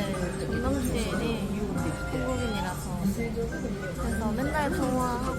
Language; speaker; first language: Korean; non-native, learner; Japanese